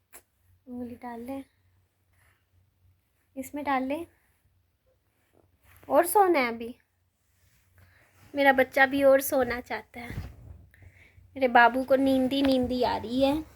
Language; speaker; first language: Hindi; native; Hindi